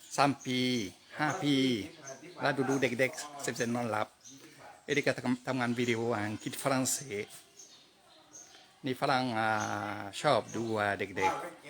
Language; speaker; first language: Thai; non-native, learner; French